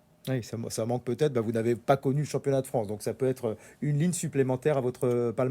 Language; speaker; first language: French; native; French